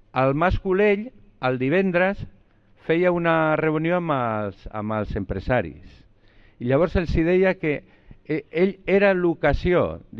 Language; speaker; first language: Catalan; non-native, local second language; Spanish